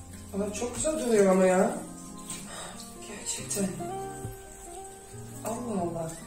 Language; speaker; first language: Turkish; non-native, fluent; Dutch